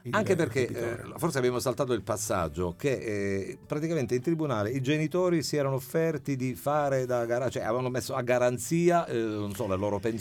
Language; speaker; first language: Italian; native; Italian